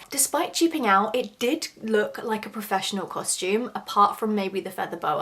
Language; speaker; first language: English; native; English